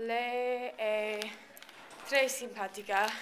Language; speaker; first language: Italian; non-native, learner; English